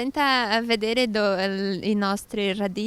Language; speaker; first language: Italian; non-native, learner; Portuguese